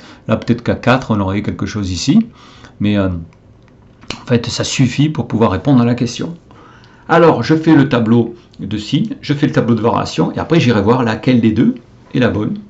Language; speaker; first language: French; native; French